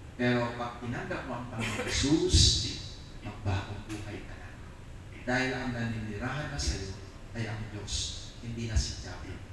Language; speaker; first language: Filipino; non-native, local second language; Iloko